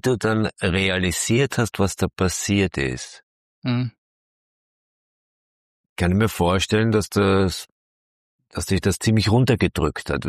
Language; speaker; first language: German; native; German